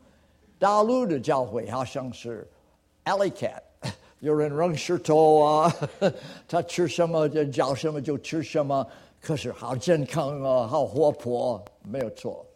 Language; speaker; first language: Chinese; non-native, fluent; English